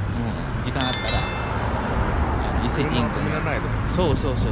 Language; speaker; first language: Japanese; non-native, learner; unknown